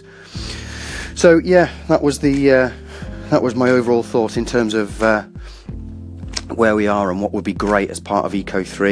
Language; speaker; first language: English; native; English